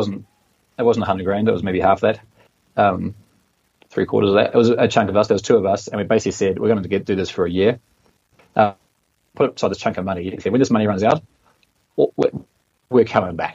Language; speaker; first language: English; native; English